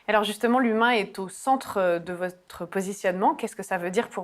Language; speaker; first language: French; native; French